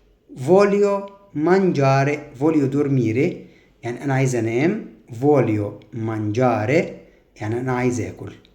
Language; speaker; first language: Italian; non-native, fluent; Arabic